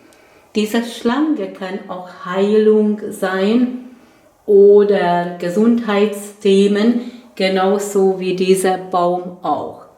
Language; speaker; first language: German; non-native, fluent; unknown